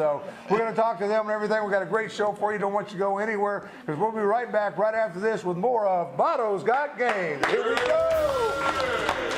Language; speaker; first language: English; native; English